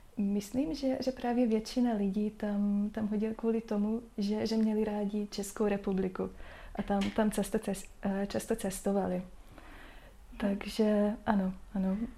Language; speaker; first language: Czech; non-native, fluent; Hungarian